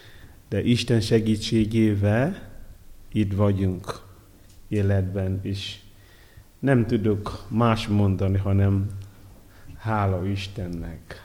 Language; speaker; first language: Hungarian; non-native, learner; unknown